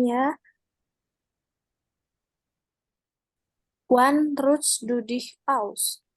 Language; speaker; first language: German; non-native, learner; Indonesian